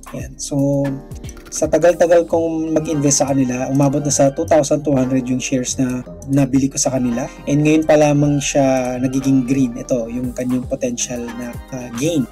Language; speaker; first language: Filipino; non-native, local second language; Cebuano